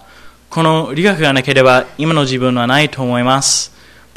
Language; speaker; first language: Japanese; non-native, learner; English